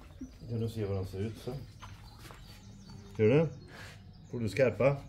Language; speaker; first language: Swedish; native; Swedish